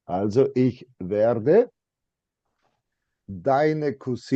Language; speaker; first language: German; non-native, fluent; English